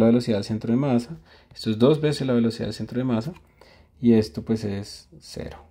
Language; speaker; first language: Spanish; native; Spanish